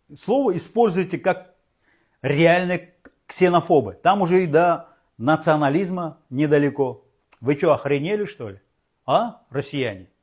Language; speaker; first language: Russian; non-native, local second language; Uzbek